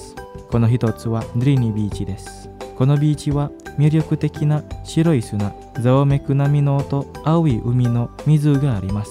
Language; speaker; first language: Japanese; non-native, fluent; Indonesian